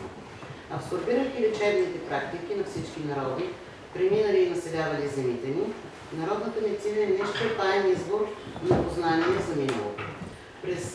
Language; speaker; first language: Bulgarian; native; Bulgarian